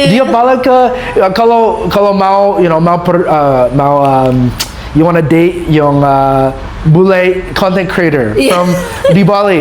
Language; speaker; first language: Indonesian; non-native, learner; English